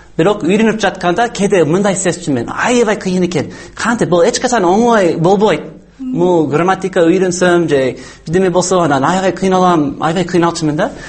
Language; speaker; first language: Kyrgyz; non-native, fluent; English